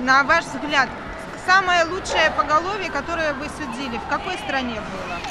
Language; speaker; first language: Russian; native; Russian